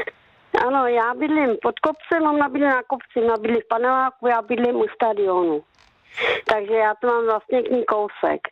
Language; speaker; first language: Czech; native; Czech